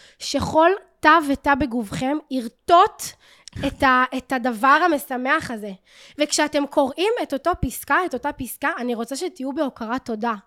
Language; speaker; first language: Hebrew; native; Hebrew